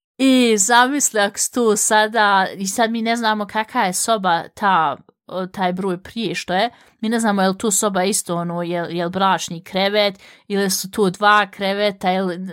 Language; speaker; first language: Bosnian; early bilingual, heritage; Bosnian